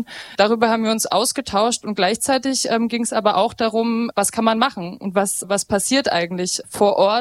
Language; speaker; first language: German; native; German